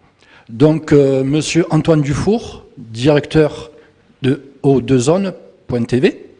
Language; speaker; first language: French; native; French